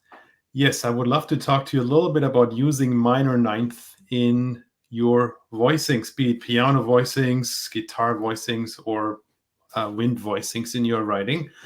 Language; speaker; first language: English; non-native, fluent; German